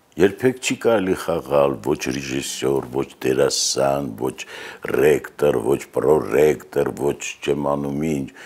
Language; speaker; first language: Armenian; native; Armenian